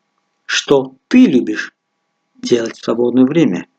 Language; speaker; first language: Russian; non-native, local second language; Tajik